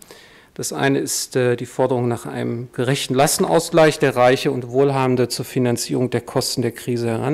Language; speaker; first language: German; native; German